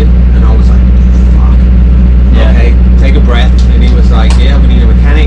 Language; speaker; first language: English; native; English